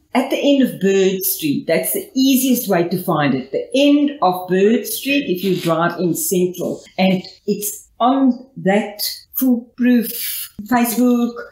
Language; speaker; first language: English; non-native, local second language; Afrikaans